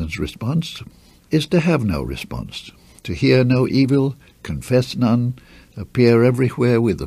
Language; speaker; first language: English; native; English